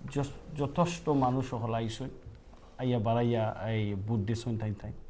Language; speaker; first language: Bangla; early bilingual, other home language; Sylheti